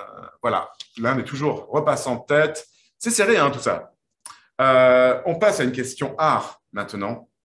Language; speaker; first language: French; native; French